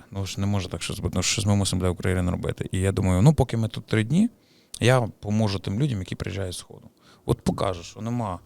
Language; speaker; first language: Ukrainian; native; Ukrainian